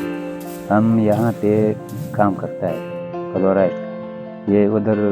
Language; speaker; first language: Hindi; non-native, local second language; Pashto